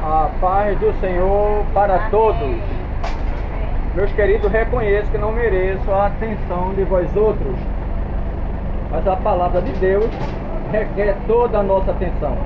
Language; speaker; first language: Portuguese; native; Portuguese